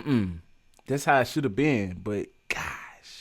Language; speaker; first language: English; native; English